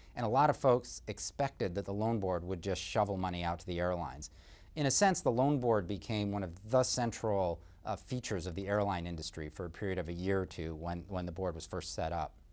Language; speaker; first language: English; native; English